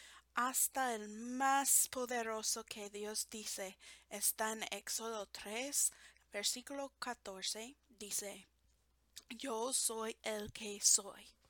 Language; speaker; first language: Spanish; non-native, fluent; English